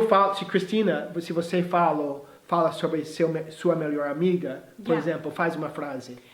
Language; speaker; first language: Portuguese; non-native, fluent; English